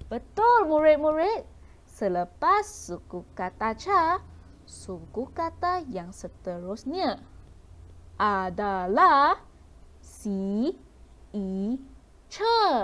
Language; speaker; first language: Malay; non-native, local second language; Chinese